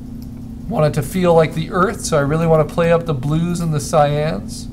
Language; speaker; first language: English; native; English